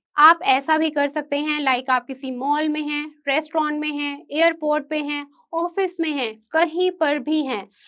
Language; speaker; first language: Hindi; native; Hindi